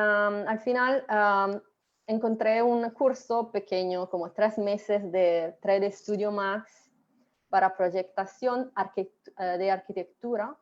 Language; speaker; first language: Spanish; non-native, fluent; Italian